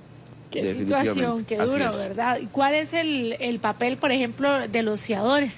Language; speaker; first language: Spanish; native; Spanish